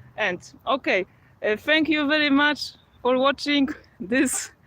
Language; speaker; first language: English; non-native, learner; Polish